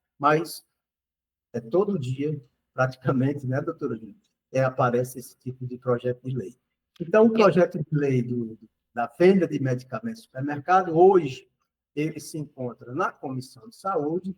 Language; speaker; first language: Portuguese; native; Portuguese